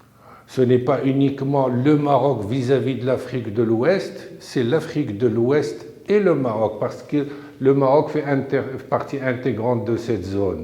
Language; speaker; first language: French; non-native, local second language; Arabic